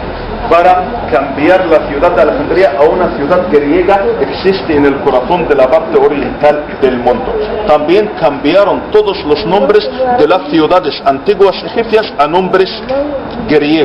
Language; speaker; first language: Spanish; non-native, fluent; Arabic